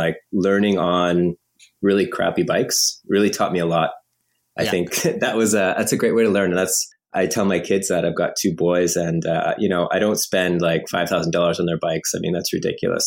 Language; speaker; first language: English; native; English